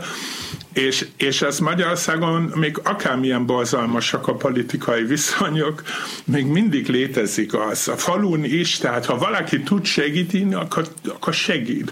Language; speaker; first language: Hungarian; non-native, fluent; German